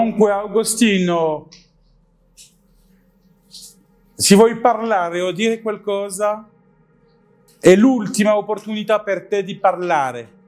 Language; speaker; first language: Italian; non-native, learner; French